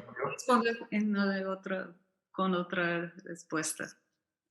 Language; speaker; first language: Spanish; non-native, fluent; Portuguese